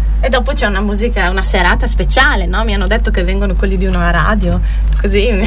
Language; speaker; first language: Italian; native; Italian